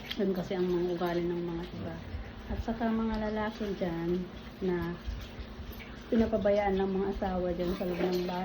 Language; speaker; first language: Filipino; non-native, local second language; Iloko